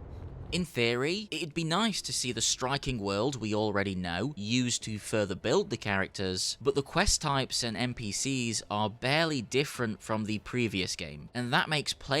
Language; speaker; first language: English; native; English